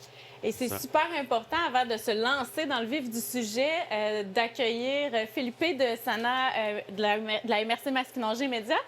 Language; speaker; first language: French; native; French